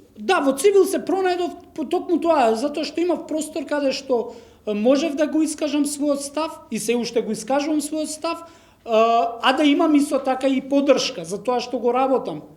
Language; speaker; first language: Macedonian; non-native, local second language; Romany